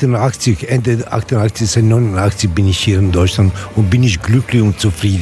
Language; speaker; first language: German; non-native, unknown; Italian